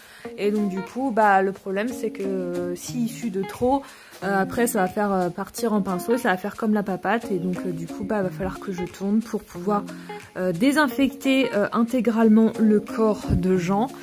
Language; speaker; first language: French; native; French